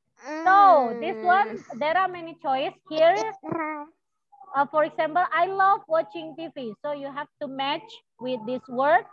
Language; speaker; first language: English; non-native, learner; Indonesian